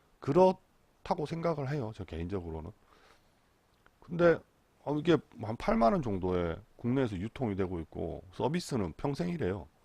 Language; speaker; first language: Korean; native; Korean